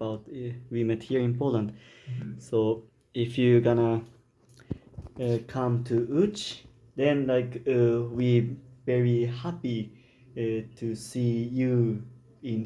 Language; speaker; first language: English; non-native, learner; Japanese